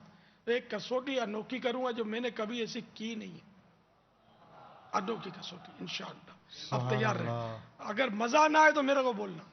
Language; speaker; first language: Urdu; native; Urdu